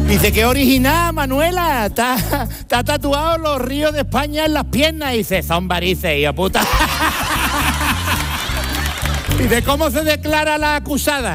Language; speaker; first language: Spanish; native; Spanish